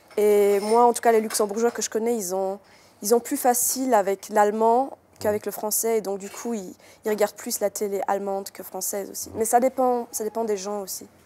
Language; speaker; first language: French; native; French